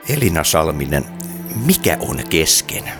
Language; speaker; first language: Finnish; native; Finnish